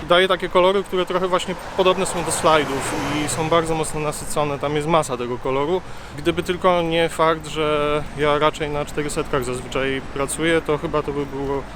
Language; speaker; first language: Polish; native; Polish